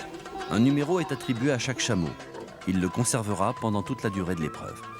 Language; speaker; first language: French; native; French